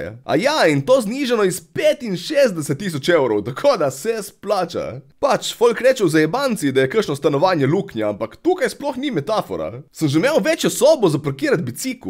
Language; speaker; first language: Slovenian; native; Slovenian